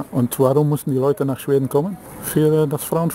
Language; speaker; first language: German; non-native, learner; Dutch